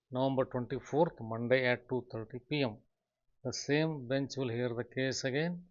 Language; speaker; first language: English; non-native, local second language; Kannada